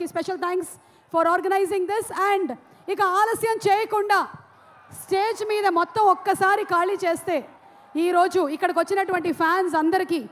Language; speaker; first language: Telugu; native; Telugu